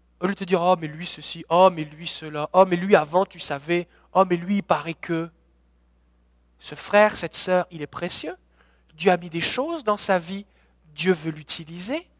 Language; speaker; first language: French; native; French